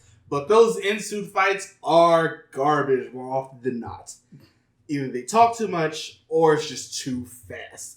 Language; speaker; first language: English; native; English